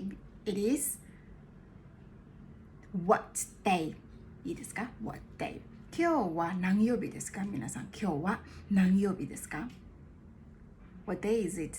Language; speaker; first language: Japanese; non-native, fluent; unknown